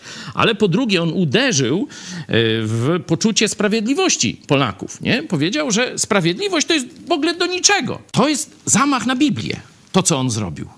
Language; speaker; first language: Polish; native; Polish